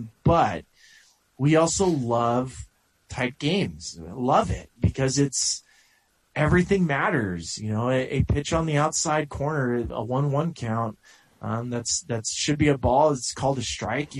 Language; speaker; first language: English; native; English